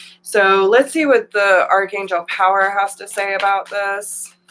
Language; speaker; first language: English; native; English